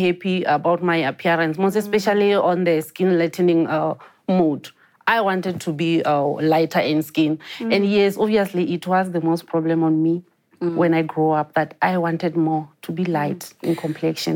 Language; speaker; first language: English; non-native, local second language; Venda